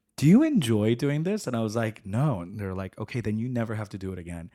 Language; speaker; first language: English; native; English